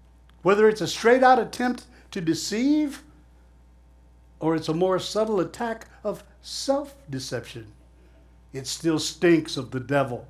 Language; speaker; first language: English; native; English